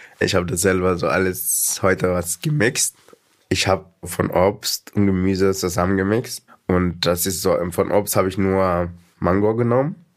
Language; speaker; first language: German; non-native, fluent; Arabic